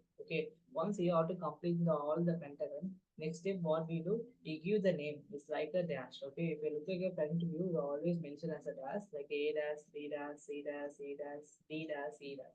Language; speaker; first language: English; non-native, local second language; Tamil